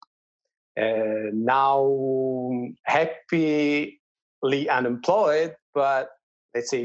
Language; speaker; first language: English; non-native, fluent; Italian